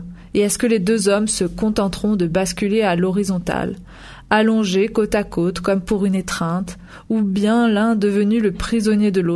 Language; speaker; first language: French; native; French